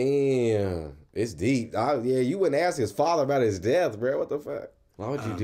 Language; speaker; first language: English; native; English